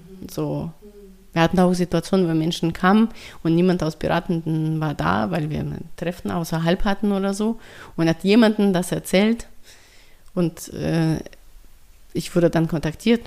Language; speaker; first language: German; non-native, fluent; Russian